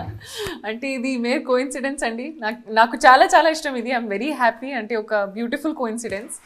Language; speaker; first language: Telugu; non-native, learner; Hindi